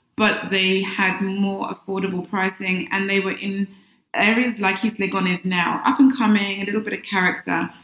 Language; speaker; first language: English; native; English